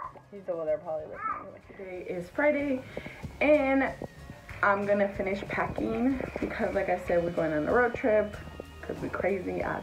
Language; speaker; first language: English; early bilingual, other home language; Spanish